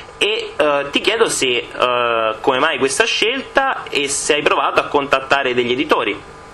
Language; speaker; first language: Italian; native; Italian